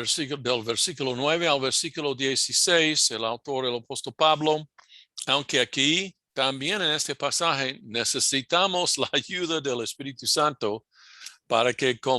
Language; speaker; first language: Spanish; non-native, fluent; English